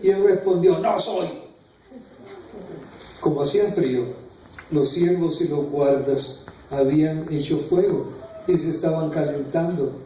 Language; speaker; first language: Spanish; native; Spanish